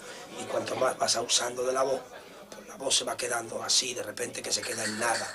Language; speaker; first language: Spanish; native; Spanish